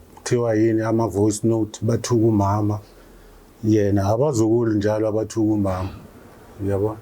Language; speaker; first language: Zulu; native; Zulu